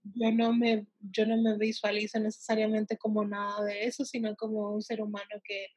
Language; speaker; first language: Spanish; early bilingual, heritage; Spanish